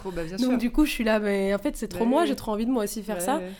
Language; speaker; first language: French; native; French